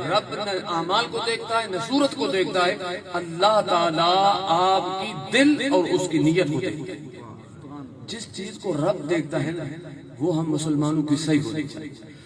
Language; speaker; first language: Urdu; non-native, local second language; Sindhi